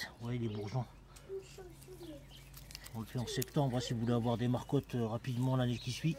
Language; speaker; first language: French; native; French